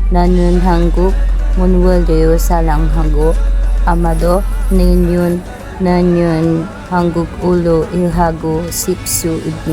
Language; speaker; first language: Korean; non-native, learner; Filipino